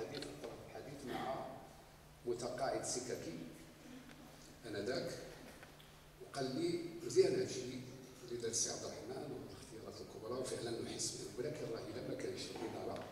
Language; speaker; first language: Arabic; native; Arabic